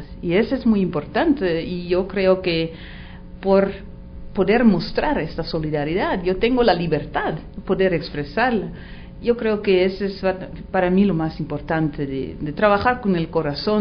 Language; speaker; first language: Spanish; non-native, fluent; Dutch